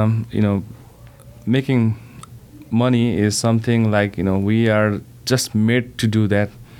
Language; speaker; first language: English; non-native, local second language; Nepali